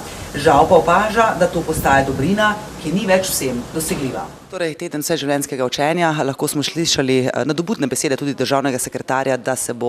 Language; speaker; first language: Slovenian; native; Slovenian